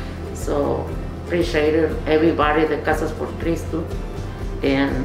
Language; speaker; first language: English; non-native, learner; Spanish